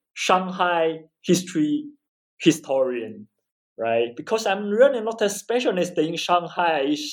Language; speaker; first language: English; non-native, fluent; Chinese